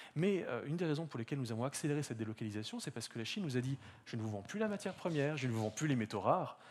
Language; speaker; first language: French; native; French